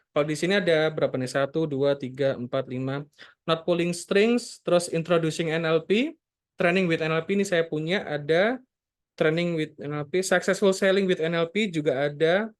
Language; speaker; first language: Indonesian; native; Indonesian